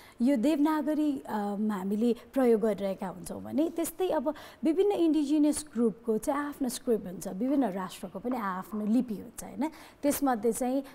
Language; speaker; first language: Nepali; non-native, local second language; Newari